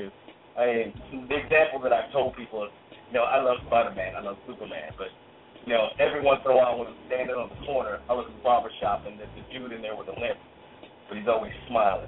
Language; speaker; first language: English; native; English